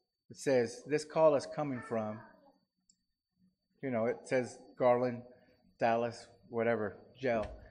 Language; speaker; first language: English; native; English